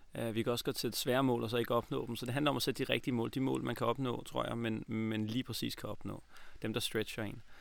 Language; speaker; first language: Danish; native; Danish